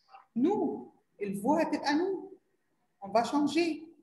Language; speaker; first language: French; non-native, learner; Arabic